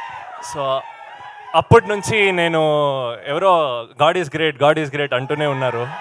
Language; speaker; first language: Telugu; non-native, learner; Kannada